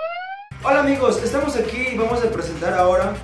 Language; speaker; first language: Spanish; native; Spanish